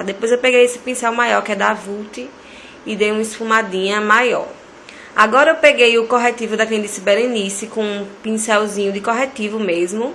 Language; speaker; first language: Portuguese; native; Portuguese